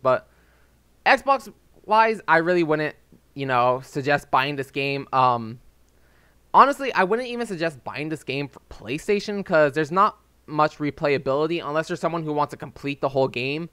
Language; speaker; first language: English; native; English